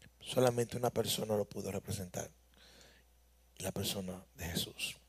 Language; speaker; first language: Spanish; native; Spanish